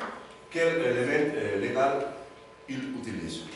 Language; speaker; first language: French; non-native, learner; Spanish